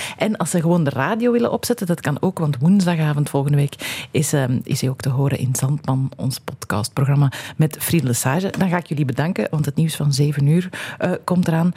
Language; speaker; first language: Dutch; native; Dutch